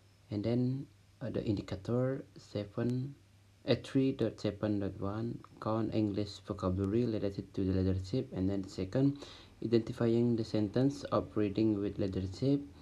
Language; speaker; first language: English; non-native, learner; Balinese